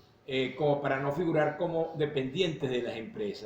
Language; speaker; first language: Spanish; native; Spanish